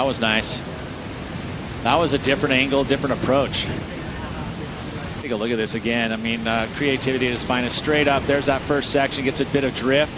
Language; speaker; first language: English; native; English